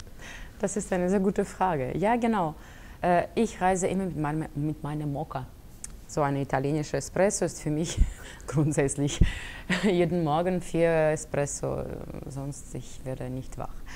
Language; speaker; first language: German; non-native, fluent; Russian